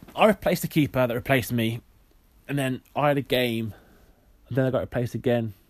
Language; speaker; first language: English; native; English